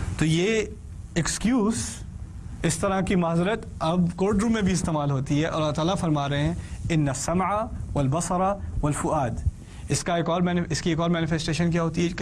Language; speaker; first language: Urdu; early bilingual, heritage; Urdu